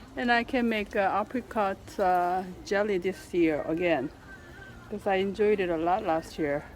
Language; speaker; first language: English; non-native, fluent; Korean